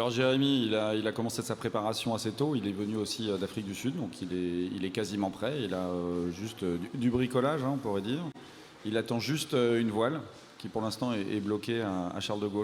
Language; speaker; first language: French; native; French